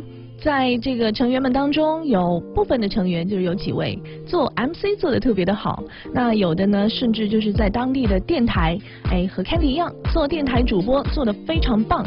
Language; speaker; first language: Chinese; native; Chinese